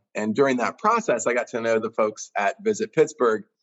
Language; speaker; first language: English; native; English